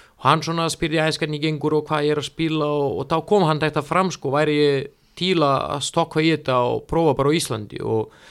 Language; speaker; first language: Icelandic; non-native, fluent; Serbian